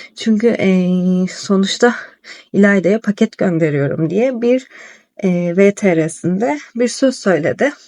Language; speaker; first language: Turkish; native; Turkish